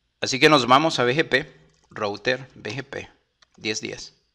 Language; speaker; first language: Spanish; native; Spanish